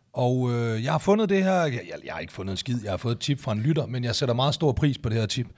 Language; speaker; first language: Danish; native; Danish